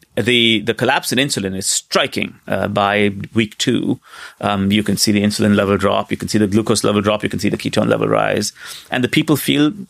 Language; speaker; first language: English; non-native, local second language; Hindi